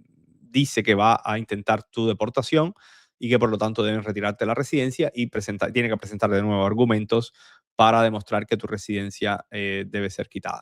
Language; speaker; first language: Spanish; native; Spanish